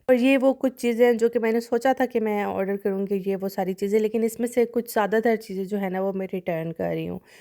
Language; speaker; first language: Urdu; non-native, local second language; Punjabi